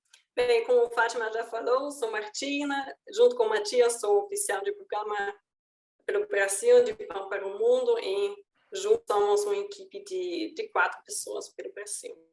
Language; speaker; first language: Portuguese; non-native, fluent; German